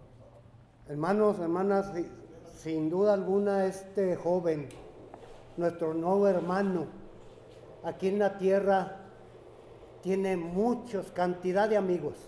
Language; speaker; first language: Spanish; native; Spanish